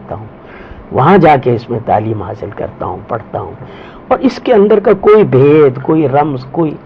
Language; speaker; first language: Urdu; non-native, local second language; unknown